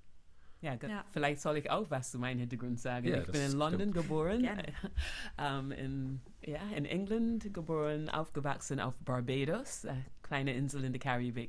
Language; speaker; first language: German; non-native, fluent; English